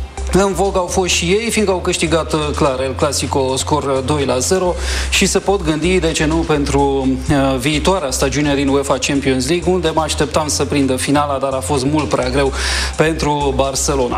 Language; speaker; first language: Romanian; native; Romanian